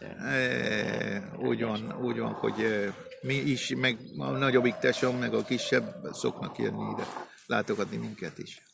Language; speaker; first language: Hungarian; early bilingual, heritage; Spanish